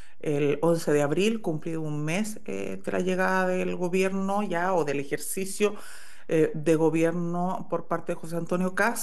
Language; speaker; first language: Spanish; native; Spanish